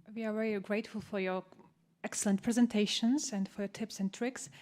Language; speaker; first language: English; non-native, fluent; Ukrainian